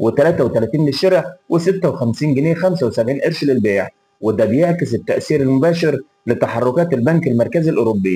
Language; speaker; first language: Arabic; native; Arabic